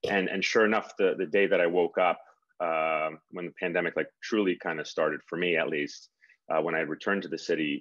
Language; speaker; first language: English; native; English